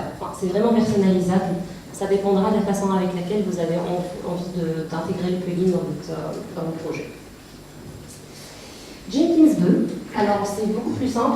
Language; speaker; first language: French; native; French